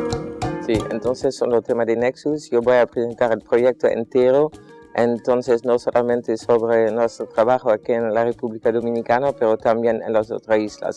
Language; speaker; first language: Spanish; non-native, fluent; Dutch